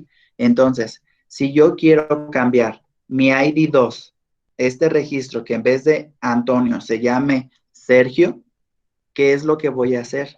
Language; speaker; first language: Spanish; native; Spanish